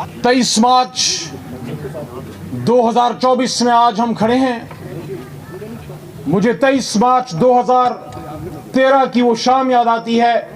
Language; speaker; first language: Urdu; native; Urdu